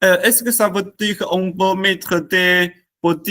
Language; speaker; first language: French; non-native, learner; Chinese